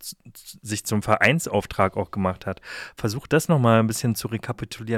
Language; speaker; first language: German; native; German